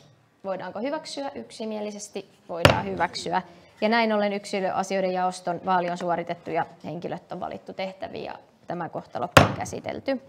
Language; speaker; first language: Finnish; native; Finnish